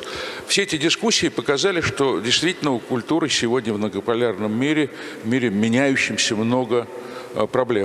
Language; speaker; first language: Russian; native; Russian